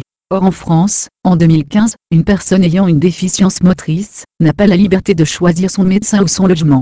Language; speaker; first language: French; native; French